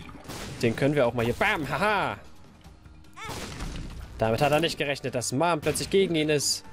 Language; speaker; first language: German; native; German